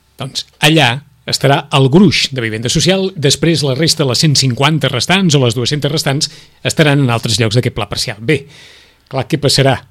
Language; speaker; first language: Catalan; native; Catalan